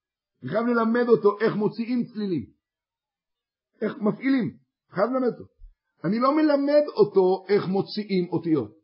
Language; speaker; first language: Hebrew; native; Hebrew